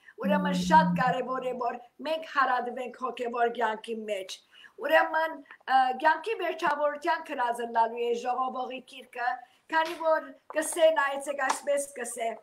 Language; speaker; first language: Armenian; early bilingual, heritage; Armenian